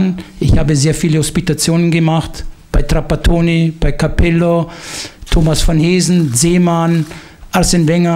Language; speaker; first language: German; non-native, fluent; Italian